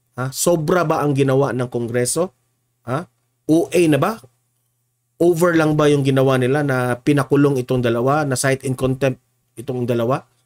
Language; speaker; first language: Filipino; native; Filipino